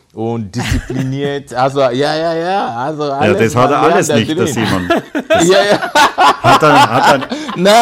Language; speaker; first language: German; non-native, fluent; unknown